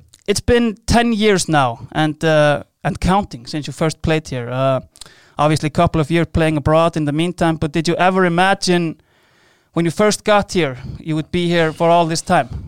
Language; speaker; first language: English; non-native, fluent; Icelandic